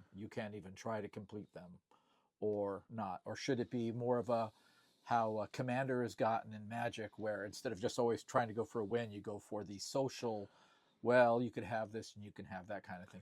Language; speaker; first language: English; native; English